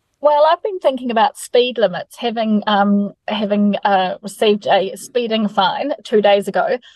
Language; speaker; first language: English; native; English